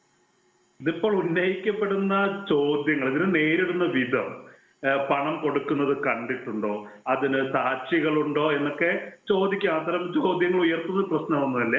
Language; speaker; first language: Malayalam; native; Malayalam